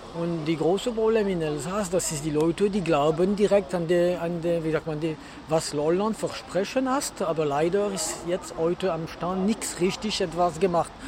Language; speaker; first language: German; non-native, learner; French